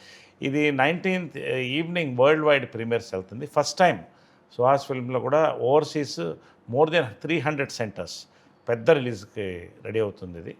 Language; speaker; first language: Telugu; native; Telugu